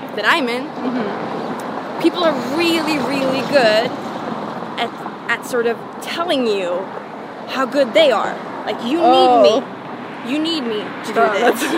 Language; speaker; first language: English; non-native, fluent; Swedish